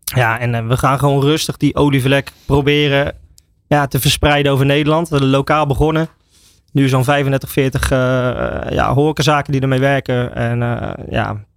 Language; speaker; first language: Dutch; native; Dutch